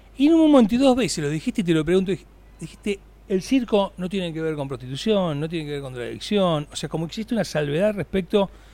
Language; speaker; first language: Spanish; native; Spanish